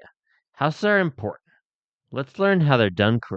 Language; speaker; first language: English; native; English